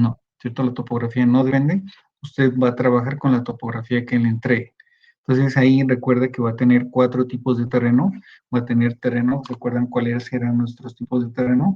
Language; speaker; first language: Spanish; native; Spanish